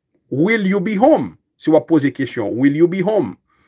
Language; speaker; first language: English; non-native, fluent; Haitian Creole